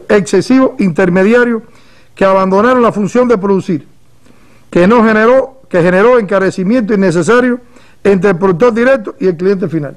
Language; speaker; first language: Spanish; native; Spanish